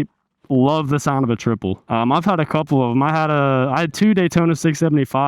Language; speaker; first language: English; native; English